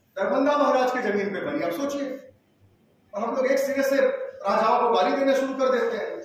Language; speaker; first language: Hindi; native; Hindi